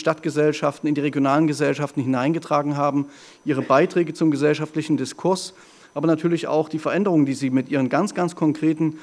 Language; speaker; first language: German; native; German